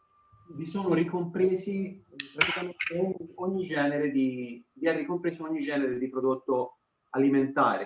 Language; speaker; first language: Italian; native; Italian